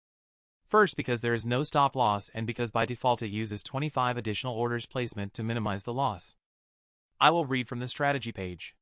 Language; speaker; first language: English; non-native, fluent; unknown